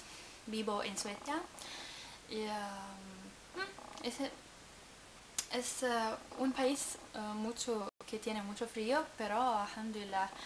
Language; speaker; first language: Spanish; non-native, learner; English